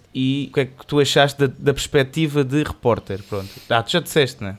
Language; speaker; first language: Portuguese; native; Portuguese